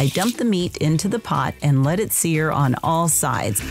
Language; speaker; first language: English; native; English